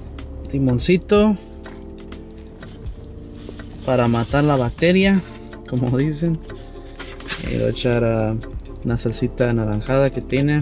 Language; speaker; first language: Spanish; early bilingual, heritage; Spanish